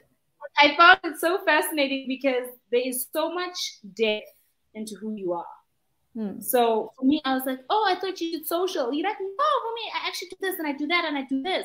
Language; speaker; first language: English; non-native, local second language; Zulu